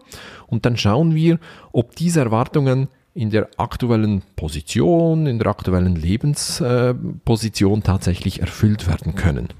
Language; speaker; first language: German; native; German